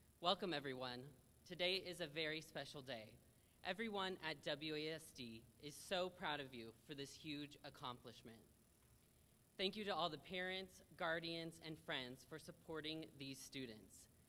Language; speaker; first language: English; native; English